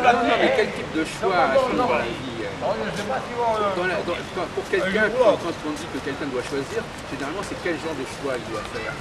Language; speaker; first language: French; native; French